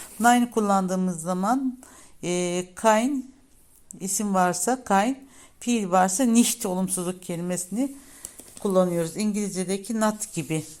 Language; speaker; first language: Turkish; native; Turkish